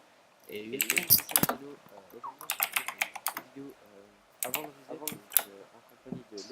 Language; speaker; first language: French; native; French